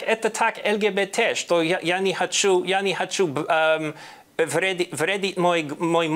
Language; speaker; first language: Russian; non-native, learner; English